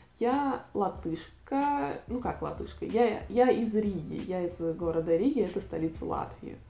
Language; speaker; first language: Russian; native; Russian